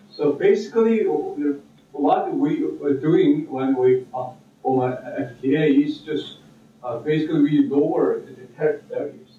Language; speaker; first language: English; non-native, fluent; Korean